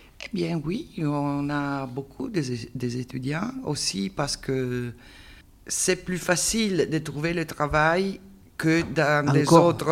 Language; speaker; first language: French; non-native, learner; Italian